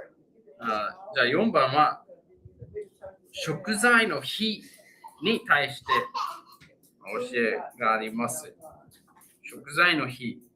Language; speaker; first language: Japanese; non-native, fluent; English